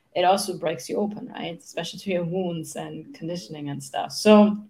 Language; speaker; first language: English; non-native, fluent; German